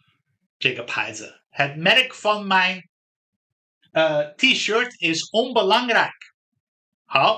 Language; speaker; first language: Dutch; non-native, fluent; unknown